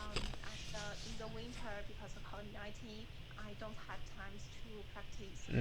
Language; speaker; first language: English; non-native, learner; Chinese